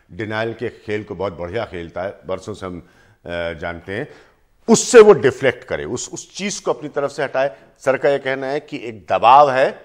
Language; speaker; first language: Hindi; native; Hindi